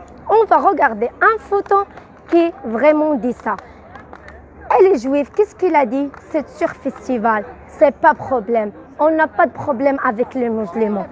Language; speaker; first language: French; non-native, learner; Arabic